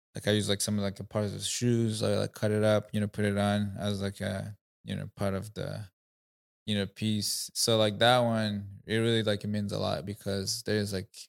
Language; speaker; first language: English; non-native, local second language; Kinyarwanda